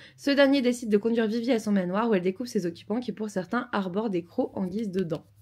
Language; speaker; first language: French; native; French